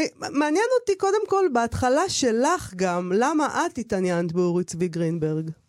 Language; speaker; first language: Hebrew; native; Hebrew